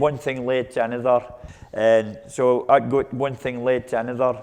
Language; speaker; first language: English; native; English